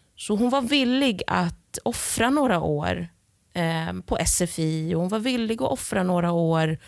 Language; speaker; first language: Swedish; early bilingual, other home language; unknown